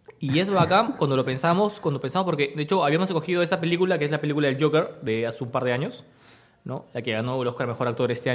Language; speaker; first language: Spanish; native; Spanish